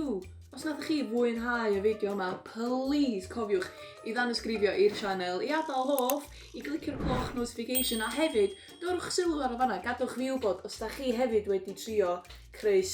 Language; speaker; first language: Welsh; native; Welsh